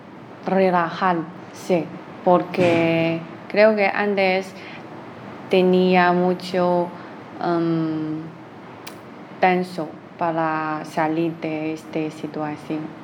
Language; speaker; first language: Spanish; non-native, learner; Chinese